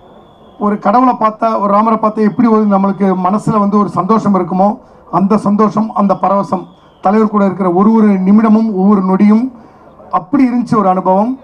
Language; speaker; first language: Tamil; native; Tamil